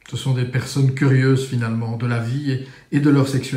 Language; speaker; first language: French; native; French